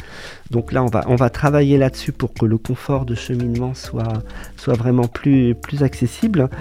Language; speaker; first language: French; native; French